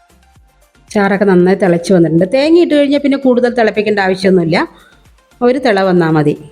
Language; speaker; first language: Malayalam; native; Malayalam